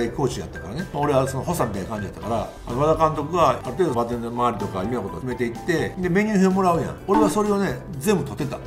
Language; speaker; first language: Japanese; native; Japanese